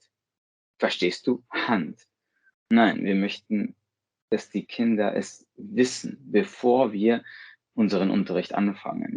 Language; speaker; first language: German; non-native, fluent; Spanish